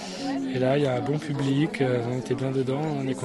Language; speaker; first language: French; native; French